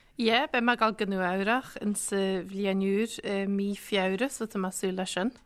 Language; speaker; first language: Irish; native; Irish